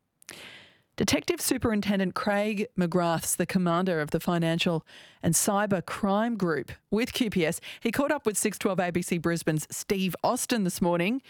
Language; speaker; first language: English; native; English